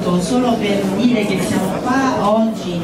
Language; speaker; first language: Italian; native; Italian